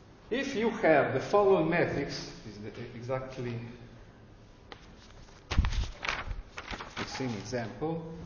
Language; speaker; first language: English; non-native, fluent; Italian